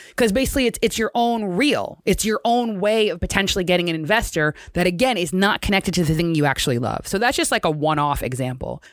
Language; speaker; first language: English; native; English